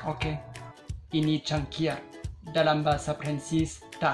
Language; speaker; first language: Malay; non-native, fluent; French